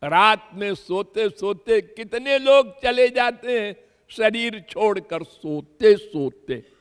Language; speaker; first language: Hindi; native; Hindi